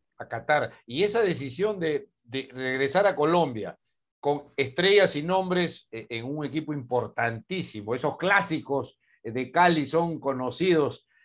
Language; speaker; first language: Spanish; native; Spanish